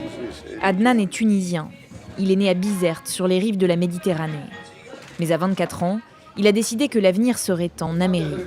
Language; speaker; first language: French; native; French